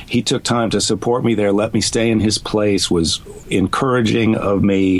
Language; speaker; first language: English; native; English